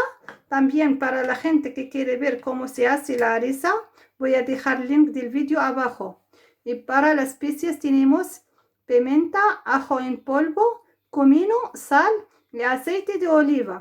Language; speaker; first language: Spanish; non-native, fluent; Arabic